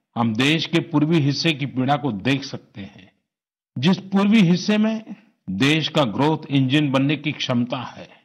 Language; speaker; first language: Hindi; non-native, local second language; Gujarati